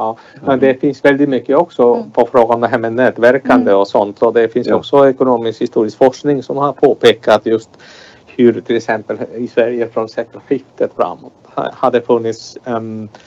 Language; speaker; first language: Swedish; non-native, fluent; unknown